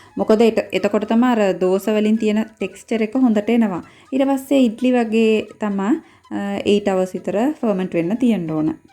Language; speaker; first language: Sinhala; non-native, local second language; Tamil